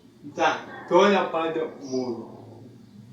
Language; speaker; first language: Spanish; non-native, learner; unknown